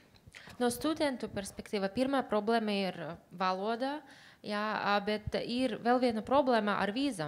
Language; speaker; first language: Latvian; non-native, learner; Uzbek